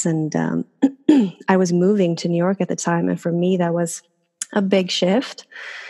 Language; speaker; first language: English; non-native, fluent; Swedish